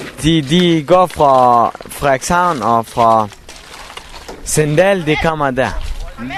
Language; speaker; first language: Danish; non-native, learner; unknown